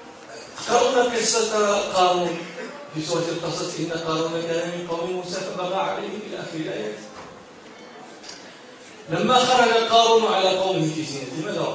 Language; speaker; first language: Arabic; native; Arabic